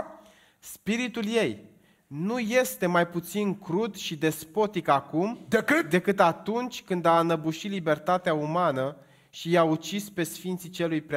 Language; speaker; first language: Romanian; native; Romanian